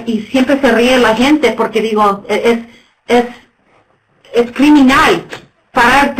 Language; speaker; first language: Spanish; non-native, fluent; English